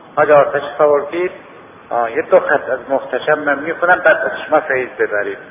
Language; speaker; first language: Persian; native; Persian